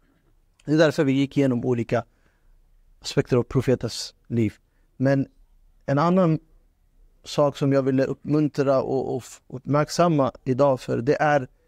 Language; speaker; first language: Swedish; non-native, fluent; Urdu